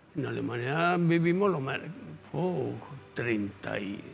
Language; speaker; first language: Spanish; native; Spanish